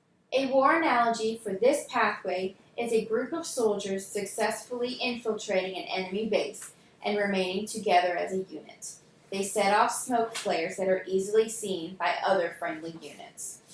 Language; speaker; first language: English; native; English